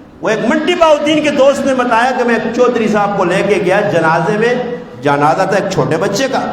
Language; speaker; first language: Urdu; non-native, local second language; Punjabi